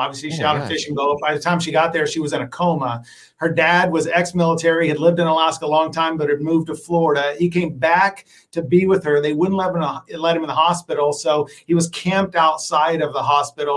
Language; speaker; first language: English; native; English